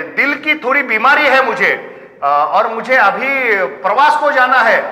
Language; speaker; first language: Hindi; non-native, local second language; Marathi